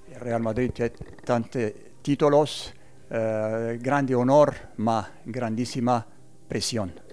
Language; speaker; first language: Spanish; non-native, learner; Arabic